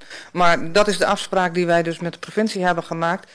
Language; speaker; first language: Dutch; native; Dutch